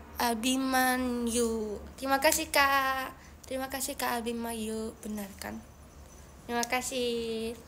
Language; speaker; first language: Indonesian; non-native, learner; Japanese